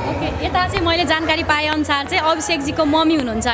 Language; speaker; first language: Nepali; native; Nepali